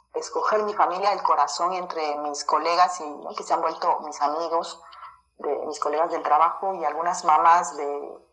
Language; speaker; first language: Spanish; native; Spanish